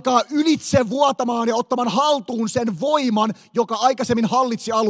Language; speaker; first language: Finnish; native; Finnish